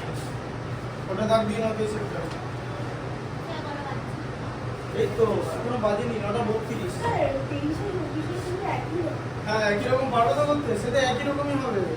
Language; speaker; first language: Bangla; native; Bangla